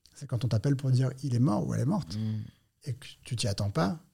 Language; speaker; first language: French; native; French